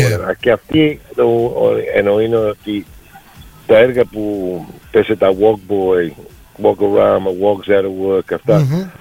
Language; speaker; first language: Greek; early bilingual, heritage; Greek